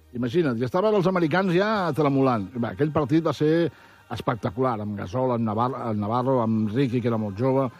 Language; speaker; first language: Catalan; native; Catalan